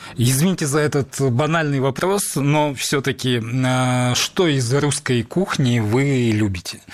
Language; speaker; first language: Russian; native; Russian